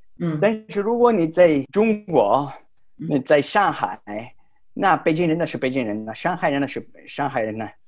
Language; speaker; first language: Chinese; non-native, fluent; Italian